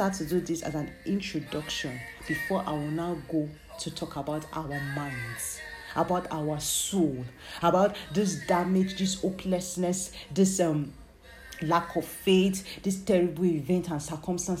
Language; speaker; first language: English; non-native, local second language; Yoruba